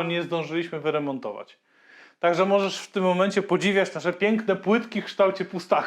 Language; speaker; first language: Polish; native; Polish